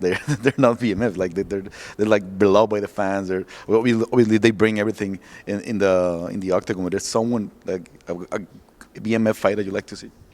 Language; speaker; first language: English; non-native, fluent; Spanish